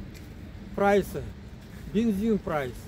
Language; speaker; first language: German; non-native, fluent; Russian